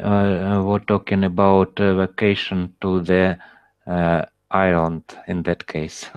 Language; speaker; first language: English; non-native, learner; Russian